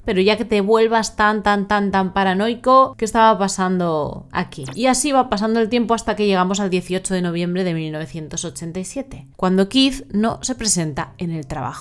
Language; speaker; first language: Spanish; native; Spanish